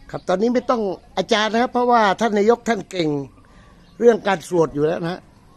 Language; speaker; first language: Thai; non-native, local second language; Northern Khmer